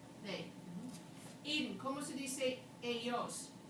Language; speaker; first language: Spanish; non-native, fluent; English